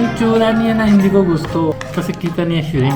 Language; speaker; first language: Filipino; non-native, learner; Punjabi